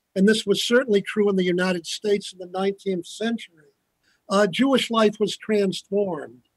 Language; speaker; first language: English; native; English